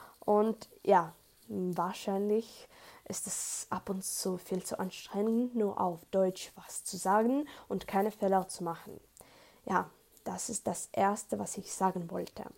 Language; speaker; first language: German; non-native, learner; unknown